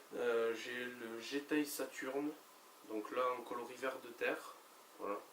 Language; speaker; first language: French; native; French